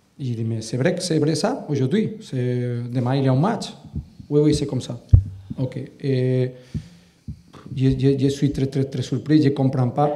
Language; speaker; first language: French; non-native, learner; Catalan